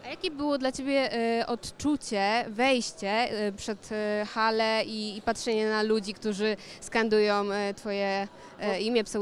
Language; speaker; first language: Polish; native; Polish